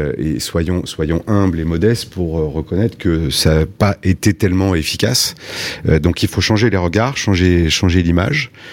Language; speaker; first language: French; native; French